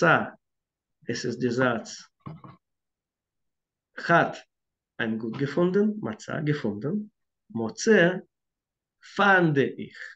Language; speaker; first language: German; non-native, fluent; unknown